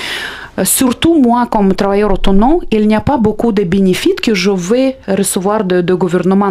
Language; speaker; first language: French; non-native, fluent; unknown